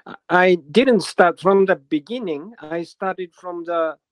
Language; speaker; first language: English; non-native, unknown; Japanese